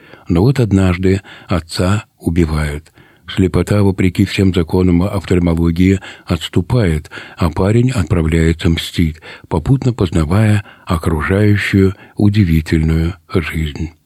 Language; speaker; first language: Russian; native; Russian